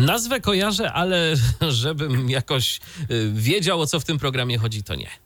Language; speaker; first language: Polish; native; Polish